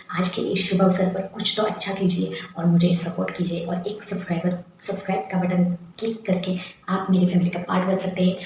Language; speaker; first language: Hindi; non-native, local second language; Marathi